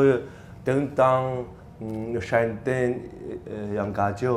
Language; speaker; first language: Indonesian; non-native, learner; Chinese